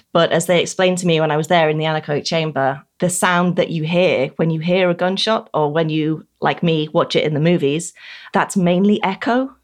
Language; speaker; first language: English; native; English